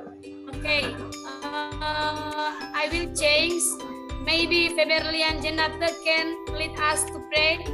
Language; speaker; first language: English; non-native, learner; Indonesian